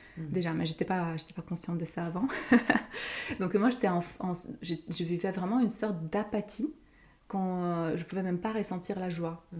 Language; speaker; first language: French; non-native, fluent; Ukrainian